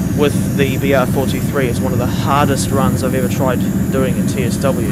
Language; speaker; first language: English; native; English